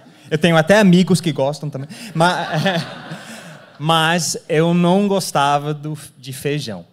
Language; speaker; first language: Portuguese; non-native, fluent; English